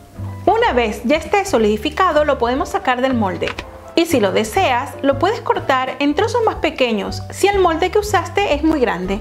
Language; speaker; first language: Spanish; native; Spanish